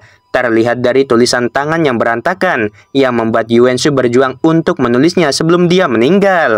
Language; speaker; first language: Indonesian; native; Indonesian